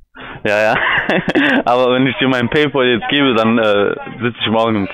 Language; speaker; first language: German; native; German